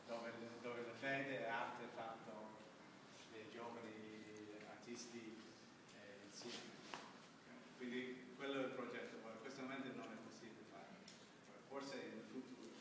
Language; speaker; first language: Italian; non-native, learner; English